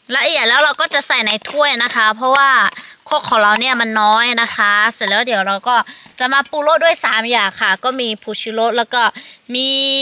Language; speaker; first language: Thai; non-native, local second language; Lahu